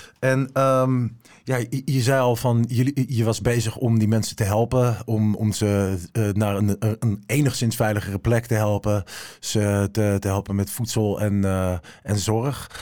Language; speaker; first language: Dutch; native; Dutch